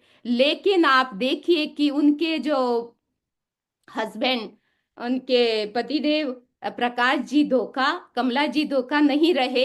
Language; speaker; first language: Hindi; native; Hindi